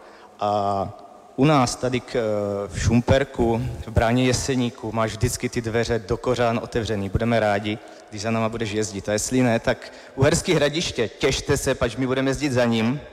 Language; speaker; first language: Czech; native; Czech